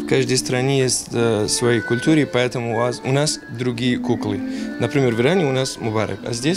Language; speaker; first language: Russian; non-native, fluent; Persian